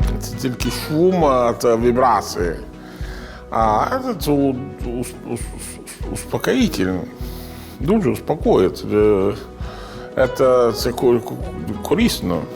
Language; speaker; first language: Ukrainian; non-native, learner; Italian